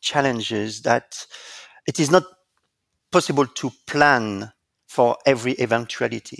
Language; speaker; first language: English; non-native, fluent; French